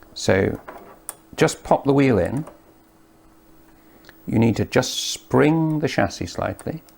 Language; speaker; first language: English; native; English